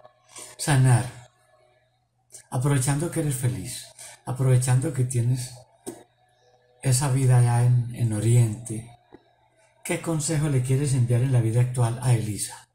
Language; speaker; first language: Spanish; native; Spanish